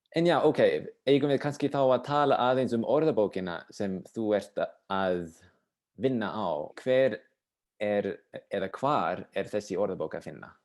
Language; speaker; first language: Icelandic; non-native, fluent; English